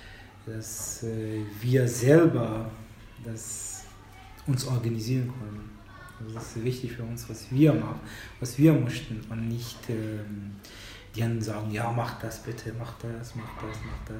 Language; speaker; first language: German; non-native, fluent; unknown